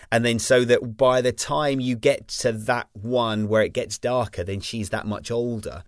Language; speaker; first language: English; native; English